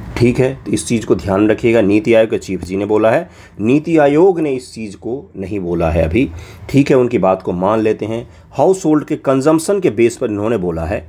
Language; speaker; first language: Hindi; non-native, local second language; Maithili